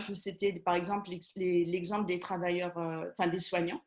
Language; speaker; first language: French; native; French